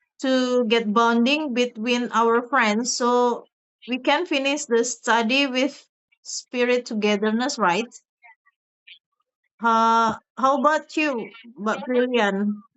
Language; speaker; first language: English; non-native, learner; Indonesian